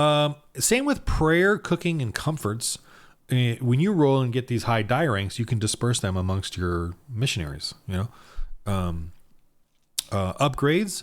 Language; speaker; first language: English; native; English